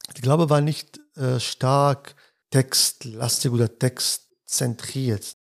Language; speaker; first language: German; non-native, fluent; Arabic